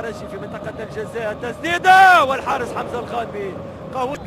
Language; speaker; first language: Arabic; native; Arabic